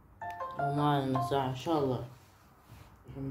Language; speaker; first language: Arabic; native; Arabic